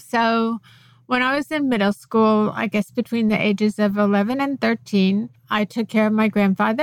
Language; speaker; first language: English; native; English